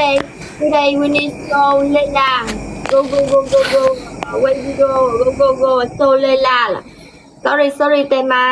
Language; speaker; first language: English; non-native, learner; Vietnamese